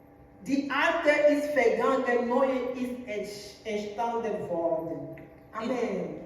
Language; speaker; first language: German; non-native, learner; French